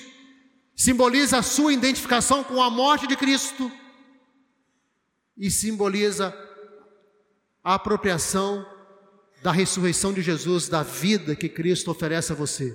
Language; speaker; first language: Portuguese; native; Portuguese